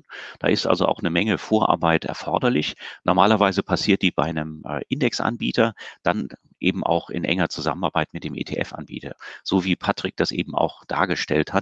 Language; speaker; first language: German; native; German